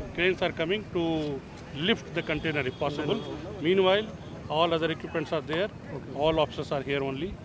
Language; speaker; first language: English; non-native, local second language; Tamil